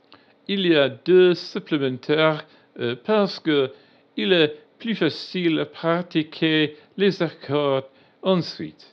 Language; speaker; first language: French; non-native, learner; English